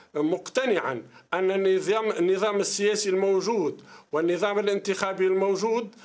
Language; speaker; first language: Arabic; native; Arabic